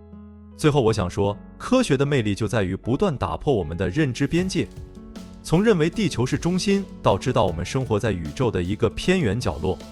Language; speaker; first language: Chinese; native; Chinese